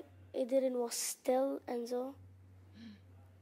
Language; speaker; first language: Dutch; non-native, learner; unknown